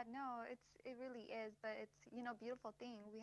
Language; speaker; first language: English; native; English